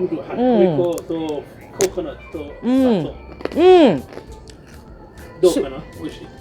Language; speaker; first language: Japanese; non-native, learner; English